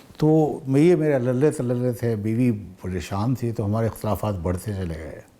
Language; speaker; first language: Urdu; native; Urdu